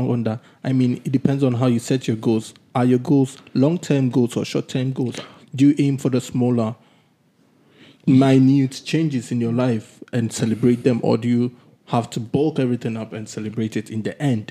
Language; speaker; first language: English; non-native, local second language; Akan